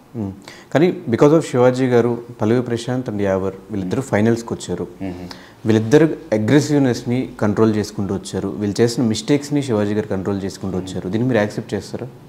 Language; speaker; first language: Telugu; native; Telugu